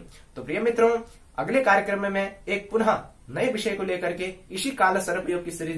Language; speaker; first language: Hindi; native; Hindi